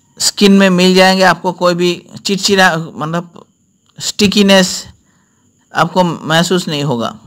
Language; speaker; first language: Hindi; non-native, local second language; Bangla